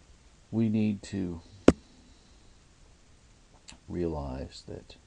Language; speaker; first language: English; native; English